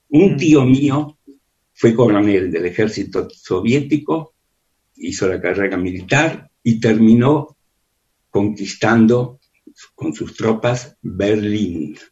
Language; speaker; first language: Spanish; early bilingual, other home language; Russian